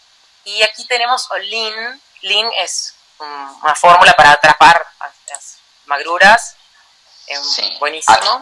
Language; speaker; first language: Portuguese; non-native, learner; Spanish